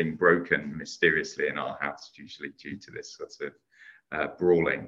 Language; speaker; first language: English; native; English